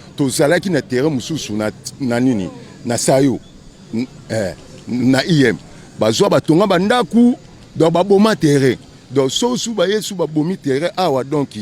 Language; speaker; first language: Lingala; native; Lingala